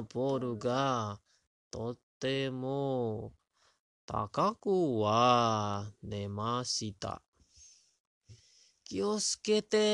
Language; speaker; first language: Japanese; non-native, learner; Indonesian